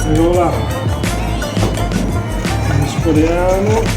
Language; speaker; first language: Italian; non-native, learner; Chinese